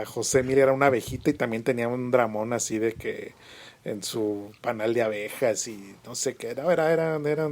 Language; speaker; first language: Spanish; native; Spanish